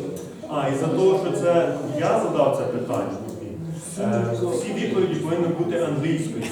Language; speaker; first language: Ukrainian; native; Ukrainian